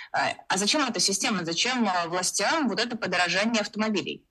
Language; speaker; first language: Russian; native; Russian